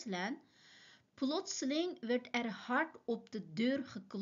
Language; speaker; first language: Dutch; non-native, fluent; Uyghur